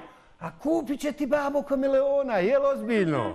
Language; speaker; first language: Bosnian; native; Bosnian